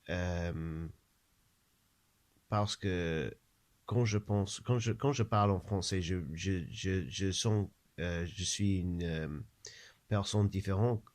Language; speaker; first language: French; non-native, learner; English